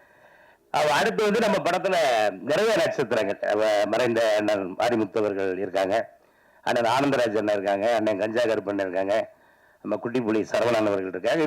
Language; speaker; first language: Tamil; native; Tamil